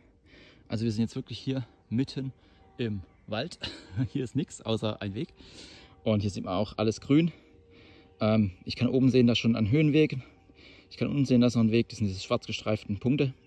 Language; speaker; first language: German; native; German